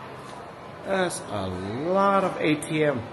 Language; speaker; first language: English; early bilingual, heritage; Vietnamese